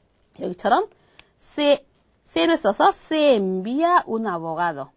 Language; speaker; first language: Spanish; non-native, fluent; Korean